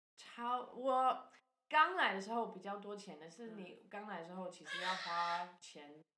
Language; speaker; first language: Chinese; non-native, fluent; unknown